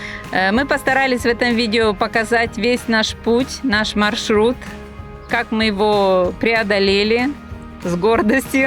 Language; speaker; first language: Russian; native; Russian